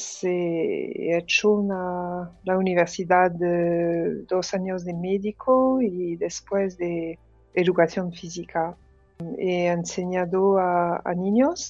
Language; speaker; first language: Spanish; non-native, fluent; French